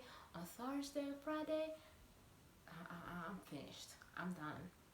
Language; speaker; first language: English; non-native, local second language; Kinyarwanda